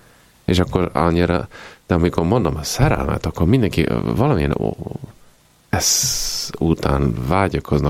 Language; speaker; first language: Hungarian; non-native, fluent; Italian